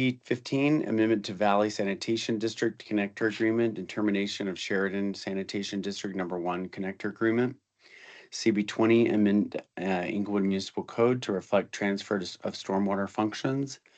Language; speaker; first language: English; native; English